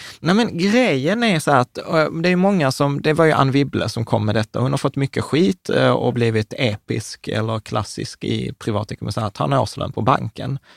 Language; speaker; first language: Swedish; early bilingual, other home language; Czech